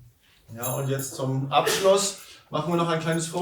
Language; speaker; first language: German; native; German